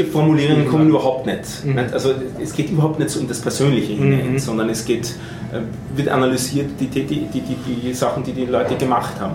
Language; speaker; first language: German; native; German